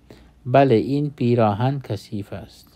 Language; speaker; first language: Persian; non-native, fluent; Urdu